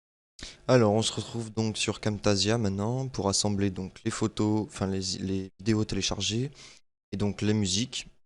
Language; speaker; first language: French; native; French